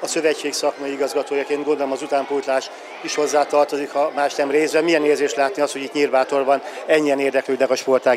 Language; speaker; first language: Hungarian; native; Hungarian